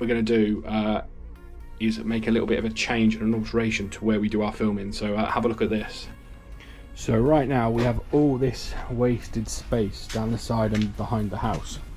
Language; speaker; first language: English; native; English